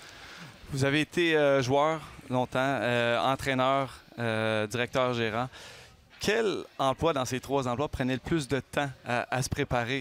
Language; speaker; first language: French; native; French